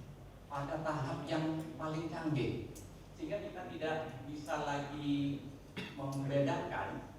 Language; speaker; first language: Indonesian; native; Indonesian